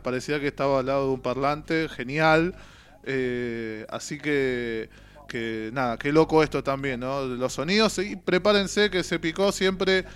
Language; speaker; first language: Spanish; native; Spanish